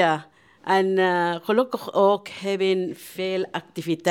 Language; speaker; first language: Dutch; non-native, learner; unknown